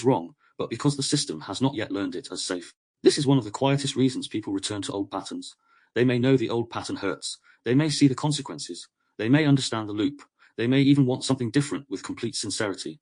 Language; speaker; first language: English; native; English